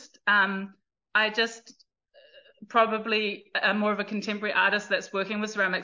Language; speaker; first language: English; native; English